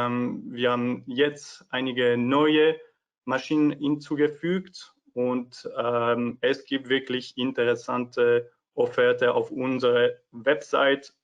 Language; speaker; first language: German; non-native, fluent; French